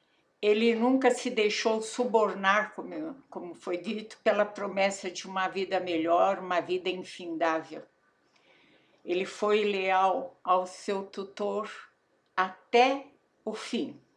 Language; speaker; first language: Portuguese; native; Portuguese